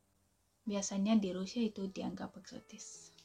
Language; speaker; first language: Indonesian; non-native, fluent; Russian